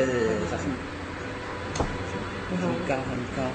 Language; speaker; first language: Chinese; non-native, learner; French